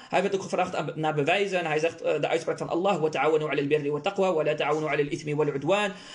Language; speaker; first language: Dutch; early bilingual, other home language; Arabic